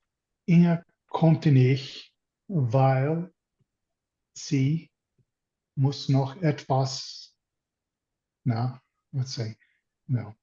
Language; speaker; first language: German; non-native, learner; English